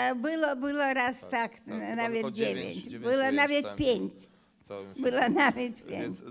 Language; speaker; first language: Polish; non-native, fluent; Hungarian